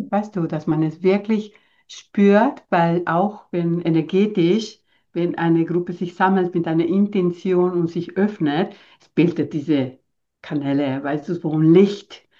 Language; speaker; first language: German; non-native, fluent; Spanish